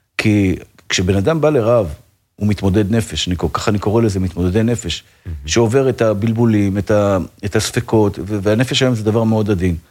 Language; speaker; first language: Hebrew; native; Hebrew